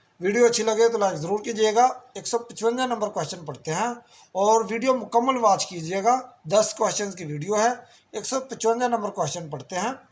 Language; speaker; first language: Urdu; non-native, local second language; Punjabi